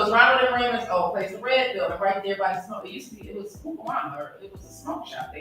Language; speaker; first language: English; native; English